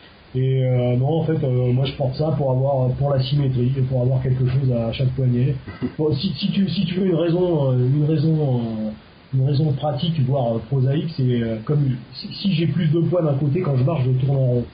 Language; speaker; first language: French; native; French